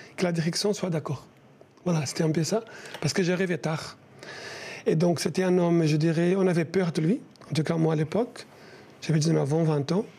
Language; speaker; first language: French; non-native, fluent; Portuguese